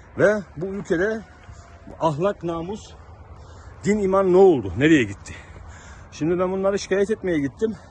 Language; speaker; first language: Turkish; native; Turkish